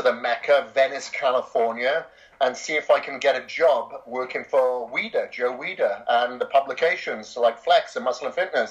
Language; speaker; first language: English; native; English